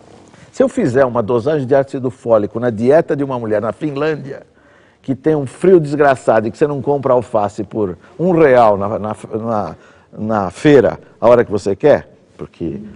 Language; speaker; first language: Portuguese; native; Portuguese